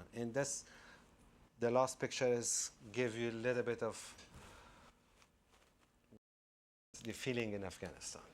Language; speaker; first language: English; non-native, fluent; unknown